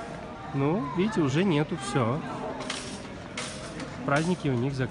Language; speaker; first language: Russian; native; Russian